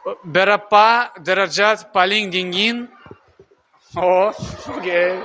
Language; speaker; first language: Indonesian; non-native, learner; Russian